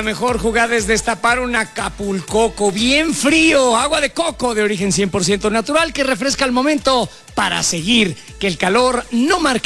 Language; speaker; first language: Spanish; native; Spanish